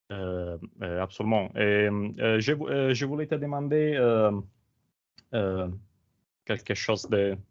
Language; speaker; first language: French; non-native, learner; Italian